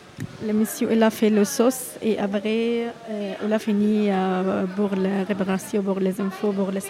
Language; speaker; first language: French; non-native, learner; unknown